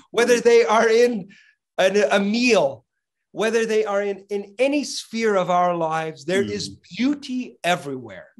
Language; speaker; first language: English; native; English